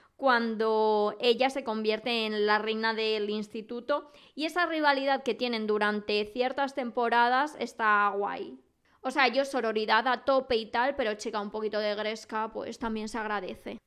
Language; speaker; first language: Spanish; native; Spanish